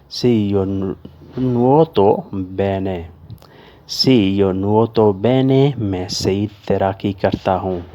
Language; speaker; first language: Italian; non-native, learner; Urdu